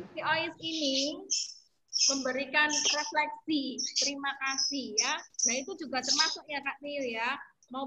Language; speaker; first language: Indonesian; native; Indonesian